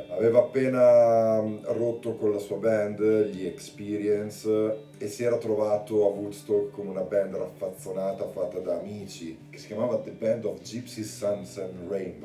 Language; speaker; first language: Italian; native; Italian